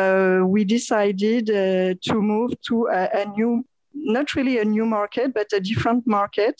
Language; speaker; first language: English; non-native, learner; French